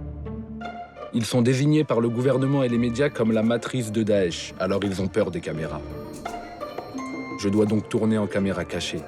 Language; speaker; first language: French; native; French